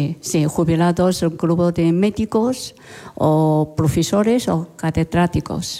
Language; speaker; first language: Spanish; non-native, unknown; Chinese